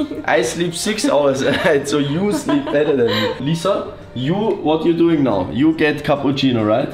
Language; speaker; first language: English; non-native, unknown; German